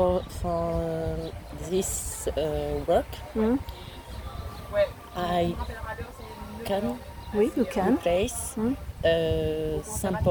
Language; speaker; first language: English; non-native, learner; French